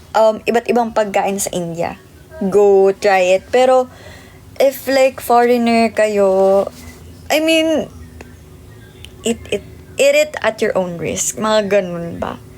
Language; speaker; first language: Filipino; native; Filipino